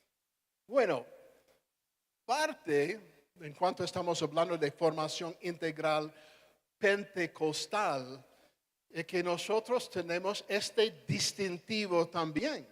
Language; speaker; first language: Spanish; non-native, fluent; English